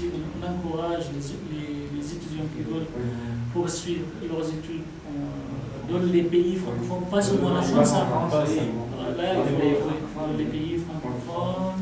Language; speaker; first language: French; non-native, fluent; Arabic